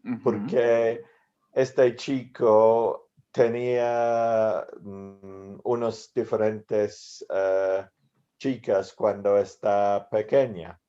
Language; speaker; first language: Spanish; non-native, learner; English